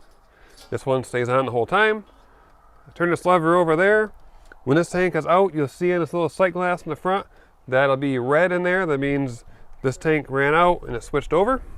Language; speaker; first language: English; native; English